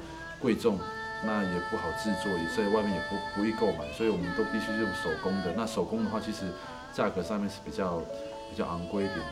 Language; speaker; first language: Chinese; native; Chinese